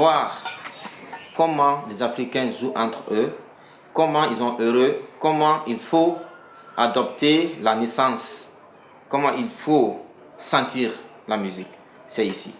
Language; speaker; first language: French; non-native, local second language; Mandingo